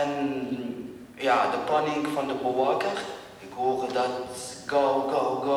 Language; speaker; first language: Dutch; non-native, learner; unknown